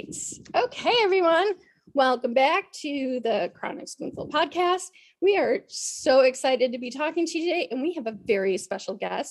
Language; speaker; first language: English; native; English